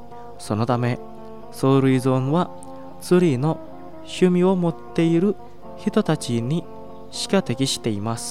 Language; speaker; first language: Japanese; non-native, fluent; Indonesian